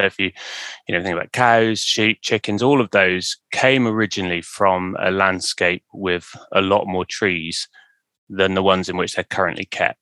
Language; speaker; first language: English; native; English